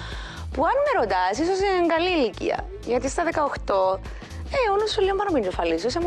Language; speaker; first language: Greek; native; Greek